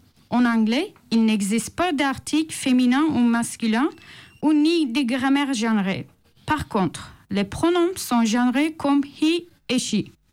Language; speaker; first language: French; non-native, fluent; Turkish